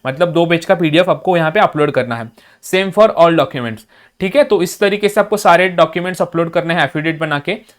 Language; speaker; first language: Hindi; non-native, local second language; Marathi